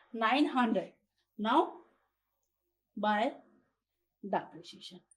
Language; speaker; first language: Hindi; native; Hindi